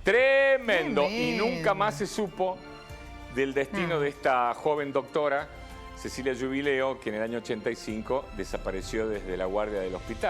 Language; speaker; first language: Spanish; native; Spanish